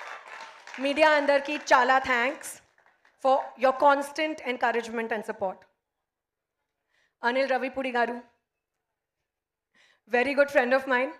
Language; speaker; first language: Telugu; non-native, learner; Hindi